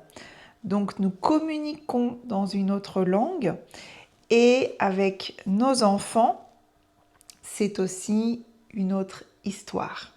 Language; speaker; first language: French; native; French